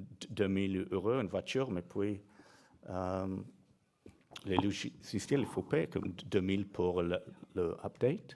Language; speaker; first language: French; non-native, fluent; English